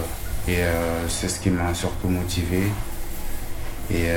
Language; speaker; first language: French; non-native, local second language; Comorian